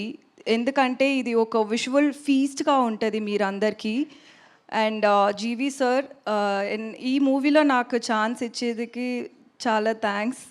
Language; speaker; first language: Telugu; non-native, learner; Tamil